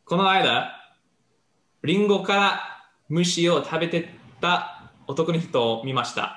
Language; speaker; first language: Japanese; non-native, learner; English